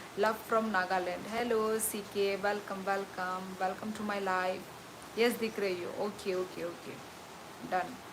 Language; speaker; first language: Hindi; non-native, local second language; Kok Borok